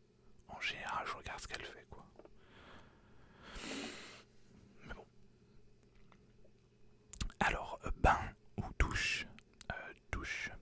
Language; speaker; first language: French; native; French